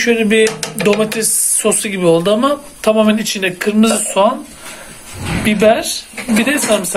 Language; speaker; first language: Turkish; native; Turkish